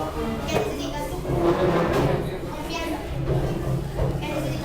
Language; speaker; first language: Spanish; native; Spanish